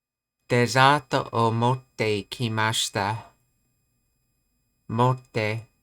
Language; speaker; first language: Japanese; non-native, learner; English